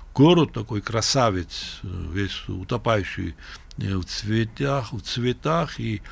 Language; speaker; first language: Russian; non-native, local second language; Georgian